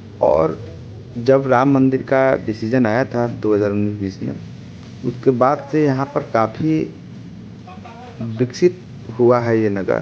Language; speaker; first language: Hindi; native; Hindi